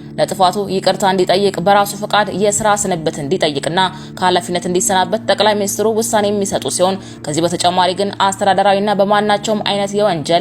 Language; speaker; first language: Amharic; native; Amharic